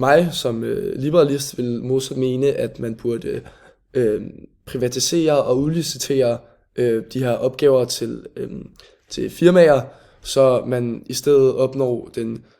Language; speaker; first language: Danish; native; Danish